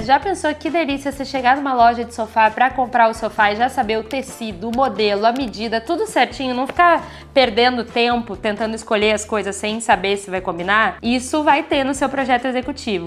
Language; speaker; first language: Portuguese; native; Portuguese